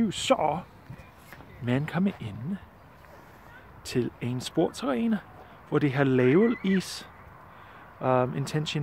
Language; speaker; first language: Danish; non-native, learner; English